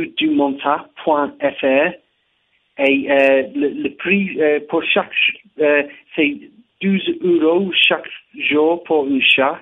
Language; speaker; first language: French; non-native, learner; English